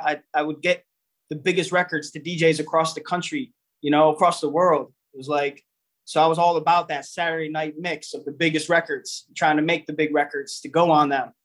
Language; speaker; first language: English; native; English